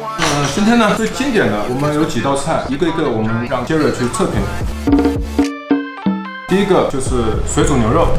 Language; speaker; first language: Chinese; native; Chinese